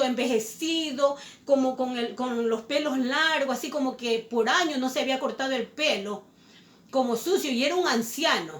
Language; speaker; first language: Spanish; native; Spanish